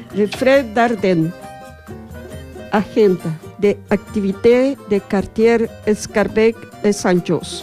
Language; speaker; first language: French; non-native, learner; Spanish